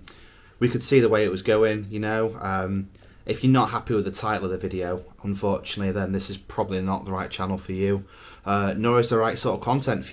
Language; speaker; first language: English; native; English